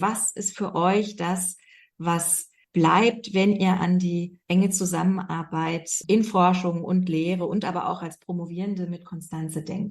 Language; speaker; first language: German; native; German